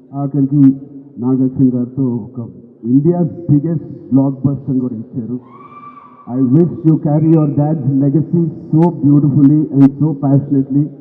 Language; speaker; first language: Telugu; native; Telugu